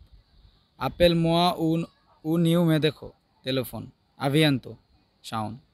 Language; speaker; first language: French; non-native, learner; Bangla